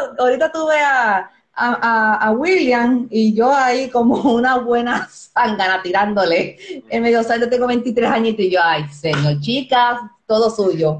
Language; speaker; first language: Spanish; native; Spanish